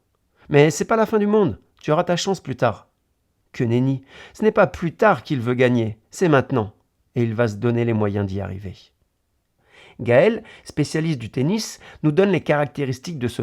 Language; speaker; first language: French; native; French